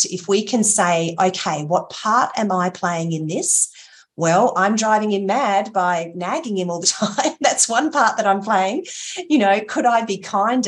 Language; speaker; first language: English; native; English